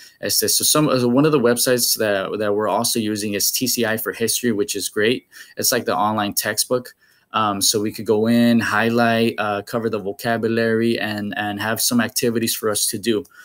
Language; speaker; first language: English; early bilingual, other home language; Spanish